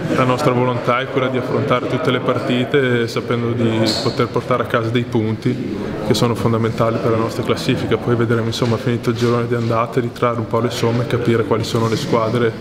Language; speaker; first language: Italian; native; Italian